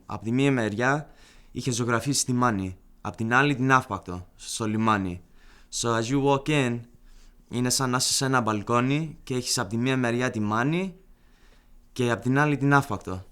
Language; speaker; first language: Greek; early bilingual, heritage; Greek